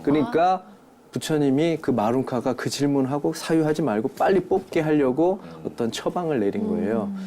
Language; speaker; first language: Korean; native; Korean